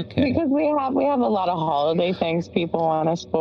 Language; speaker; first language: English; native; English